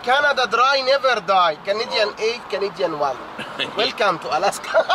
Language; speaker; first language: English; non-native, learner; Arabic